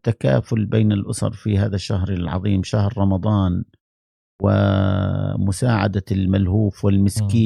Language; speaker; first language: Arabic; native; Arabic